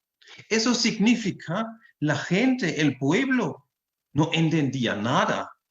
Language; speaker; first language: Spanish; non-native, fluent; German